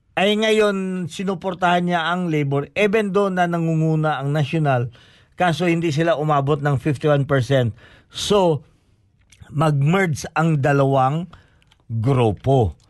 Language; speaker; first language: Filipino; non-native, local second language; Hiligaynon